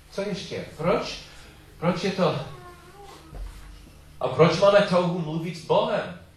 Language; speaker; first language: Czech; non-native, learner; English